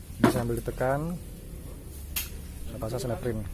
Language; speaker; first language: Indonesian; native; Indonesian